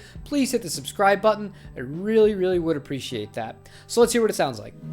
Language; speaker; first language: English; native; English